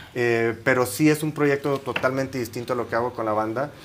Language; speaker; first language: Spanish; native; Spanish